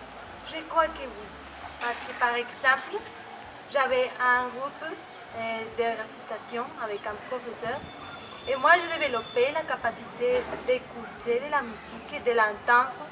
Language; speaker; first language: French; non-native, fluent; Spanish